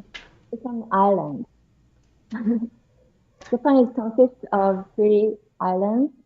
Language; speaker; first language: English; non-native, learner; Japanese